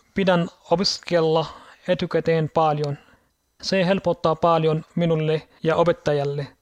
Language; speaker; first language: Finnish; non-native, learner; Arabic